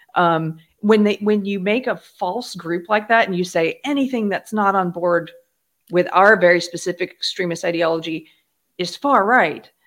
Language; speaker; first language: English; native; English